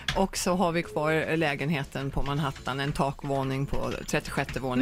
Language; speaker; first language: Swedish; native; Swedish